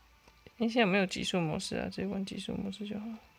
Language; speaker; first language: Chinese; native; Chinese